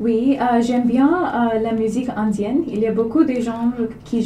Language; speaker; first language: French; non-native, learner; Malayalam